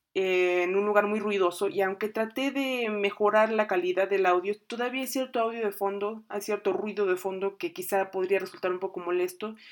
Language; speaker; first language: Spanish; native; Spanish